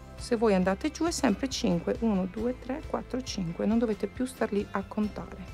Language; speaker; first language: Italian; native; Italian